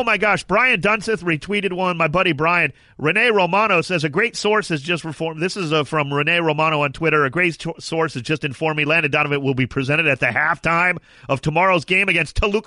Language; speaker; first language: English; native; English